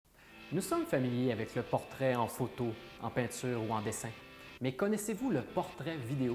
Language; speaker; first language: French; native; French